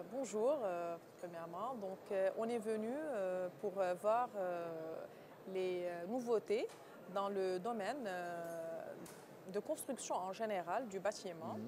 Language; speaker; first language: French; non-native, local second language; Arabic